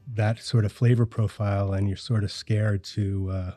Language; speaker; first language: English; native; English